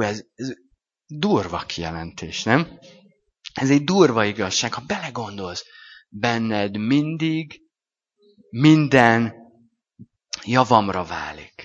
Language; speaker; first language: Hungarian; native; Hungarian